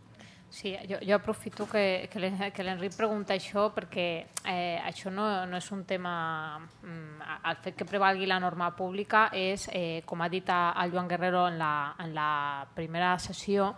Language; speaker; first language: Catalan; native; Catalan